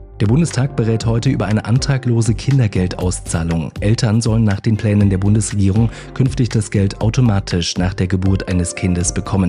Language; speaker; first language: German; native; German